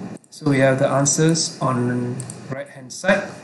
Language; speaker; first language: English; non-native, local second language; Malay